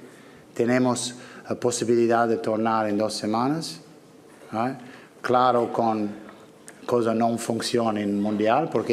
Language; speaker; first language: Spanish; non-native, learner; English